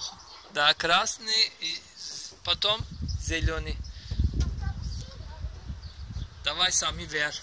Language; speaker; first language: Russian; non-native, learner; Turkish